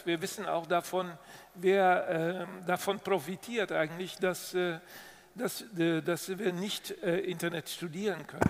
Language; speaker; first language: German; non-native, fluent; Dutch